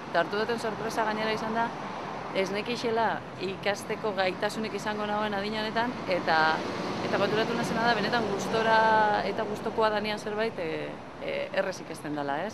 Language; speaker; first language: Basque; native; Basque